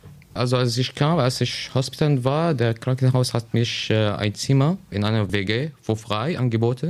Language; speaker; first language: German; non-native, learner; Arabic